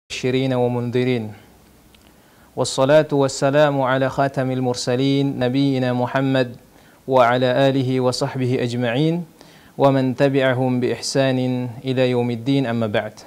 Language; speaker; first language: Arabic; non-native, fluent; Indonesian